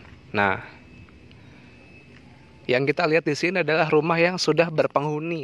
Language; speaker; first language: Indonesian; native; Indonesian